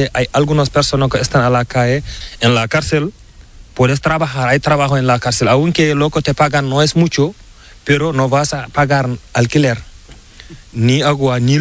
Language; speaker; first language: Spanish; non-native, learner; Fula